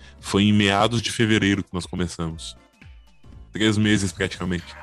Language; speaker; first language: Portuguese; native; Portuguese